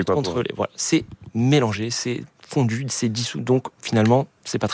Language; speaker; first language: French; native; French